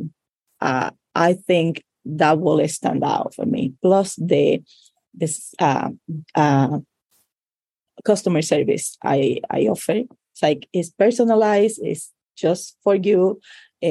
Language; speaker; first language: English; non-native, fluent; Spanish